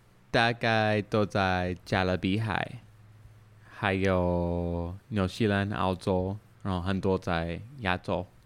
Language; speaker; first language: Chinese; non-native, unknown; English